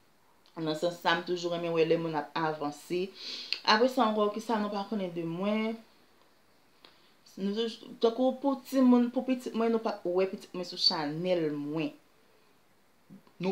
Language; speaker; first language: French; non-native, learner; Haitian Creole